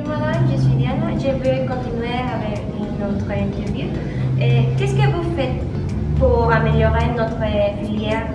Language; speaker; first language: French; non-native, learner; Spanish